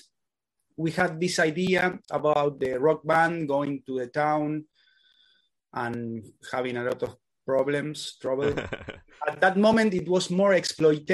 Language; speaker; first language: English; non-native, learner; Spanish